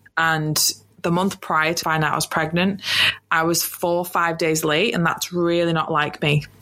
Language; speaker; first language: English; native; English